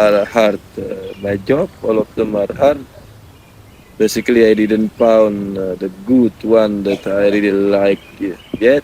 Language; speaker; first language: English; non-native, learner; Indonesian